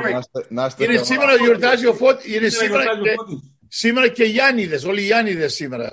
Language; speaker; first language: Greek; early bilingual, heritage; Greek